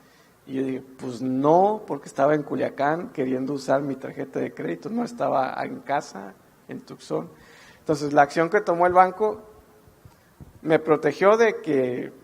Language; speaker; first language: Spanish; native; Spanish